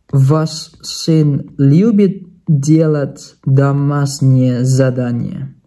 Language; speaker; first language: Russian; non-native, fluent; Indonesian